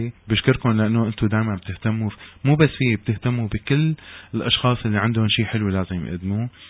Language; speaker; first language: Arabic; native; Arabic